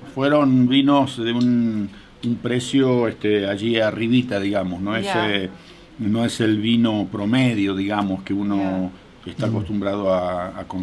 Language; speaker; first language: Spanish; native; Spanish